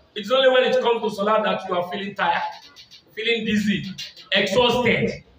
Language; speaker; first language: English; non-native, local second language; Yoruba